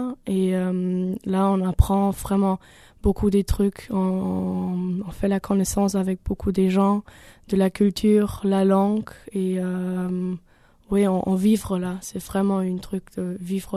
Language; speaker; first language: French; non-native, learner; German